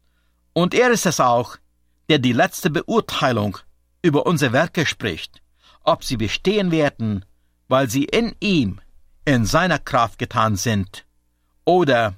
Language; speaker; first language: German; native; German